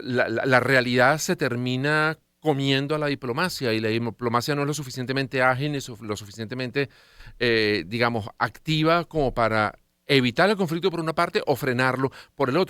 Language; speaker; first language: Spanish; native; Spanish